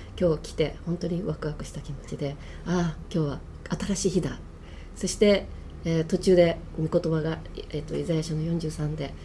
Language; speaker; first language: Japanese; native; Japanese